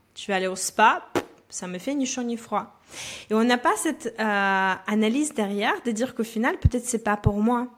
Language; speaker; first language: French; non-native, fluent; Russian